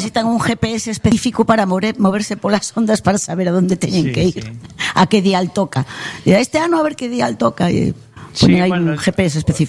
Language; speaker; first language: Galician; native; Galician